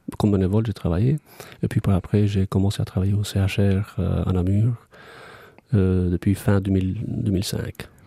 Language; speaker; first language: French; non-native, fluent; Albanian